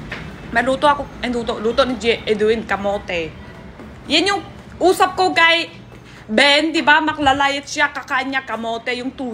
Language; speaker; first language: Filipino; non-native, learner; Chinese